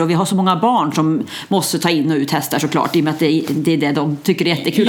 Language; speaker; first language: Swedish; native; Swedish